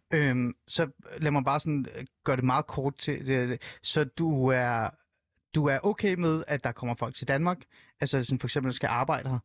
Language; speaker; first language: Danish; early bilingual, other home language; Persian